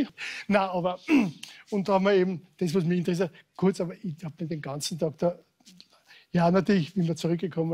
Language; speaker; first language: German; native; German